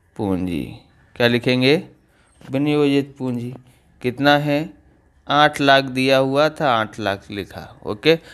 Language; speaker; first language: Hindi; non-native, local second language; Gujarati